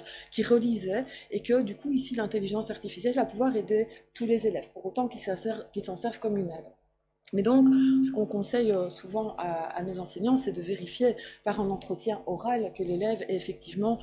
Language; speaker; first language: French; native; French